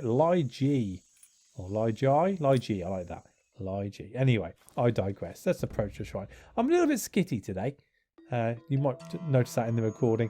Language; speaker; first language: English; native; English